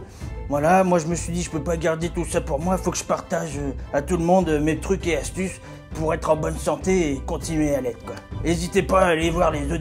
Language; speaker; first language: French; native; French